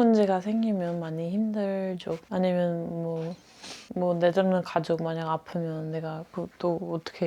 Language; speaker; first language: Korean; non-native, fluent; Dutch